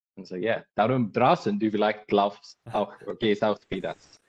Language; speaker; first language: German; non-native, learner; English